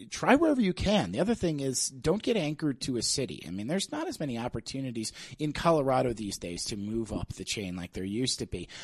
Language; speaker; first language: English; native; English